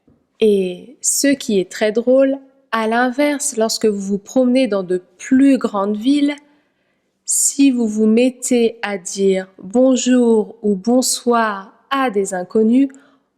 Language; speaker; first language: French; native; French